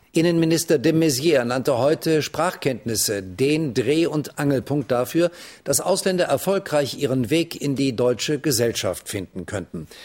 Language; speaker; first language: German; native; German